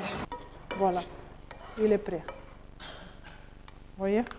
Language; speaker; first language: French; non-native, learner; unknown